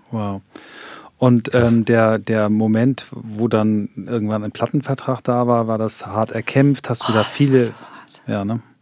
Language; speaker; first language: German; native; German